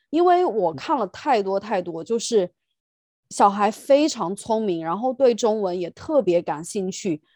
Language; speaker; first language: Chinese; native; Chinese